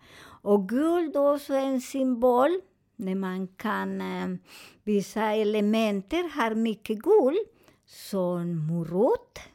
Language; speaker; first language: Swedish; non-native, fluent; Spanish